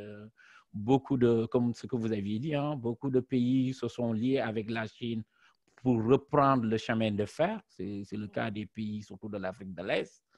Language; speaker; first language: French; non-native, local second language; Wolof